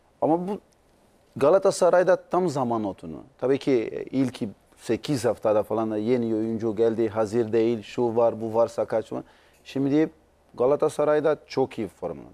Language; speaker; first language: Turkish; non-native, learner; Portuguese